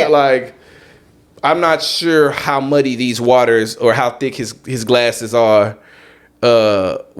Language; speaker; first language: English; native; English